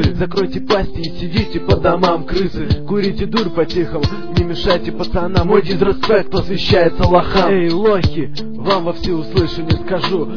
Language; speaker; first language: Russian; native; Russian